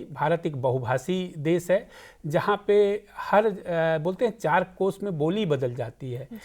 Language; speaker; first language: Hindi; native; Hindi